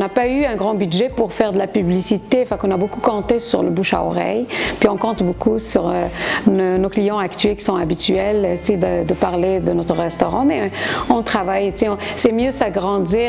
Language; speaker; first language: French; non-native, local second language; Arabic